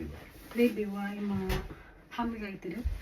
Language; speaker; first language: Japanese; non-native, fluent; Filipino